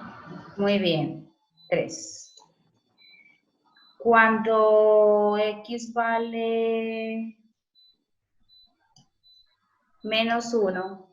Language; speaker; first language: Spanish; native; Spanish